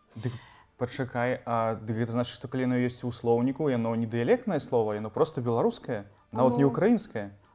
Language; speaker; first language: Belarusian; native; Belarusian